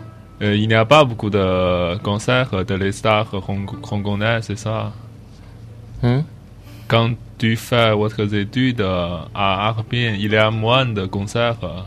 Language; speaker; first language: French; non-native, learner; Chinese